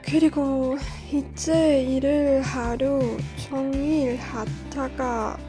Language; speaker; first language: Korean; non-native, learner; German